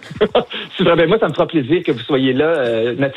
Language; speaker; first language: French; native; French